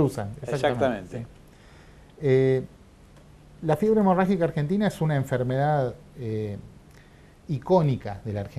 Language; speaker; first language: Spanish; native; Spanish